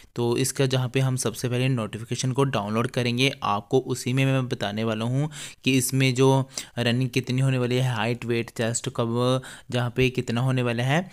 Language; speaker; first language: Hindi; native; Hindi